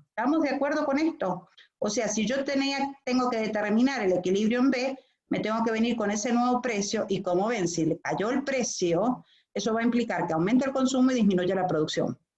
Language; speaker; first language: Spanish; native; Spanish